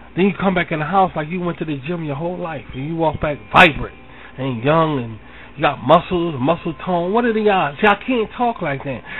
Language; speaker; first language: English; native; English